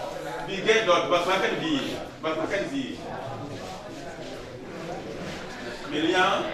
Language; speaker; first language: German; non-native, learner; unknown